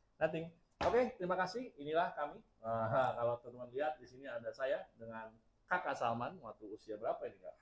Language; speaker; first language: Indonesian; native; Indonesian